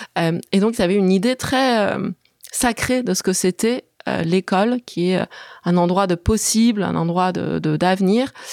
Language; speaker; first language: French; early bilingual, other home language; Chinese